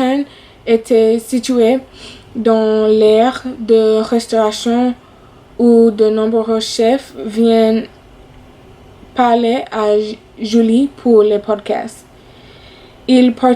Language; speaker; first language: French; non-native, fluent; English